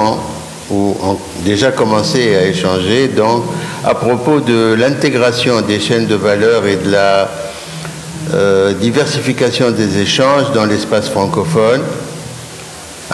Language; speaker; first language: French; non-native, local second language; Arabic